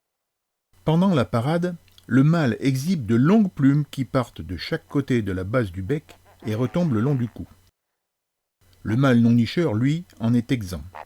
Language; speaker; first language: French; native; French